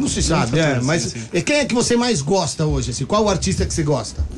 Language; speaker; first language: Portuguese; native; Portuguese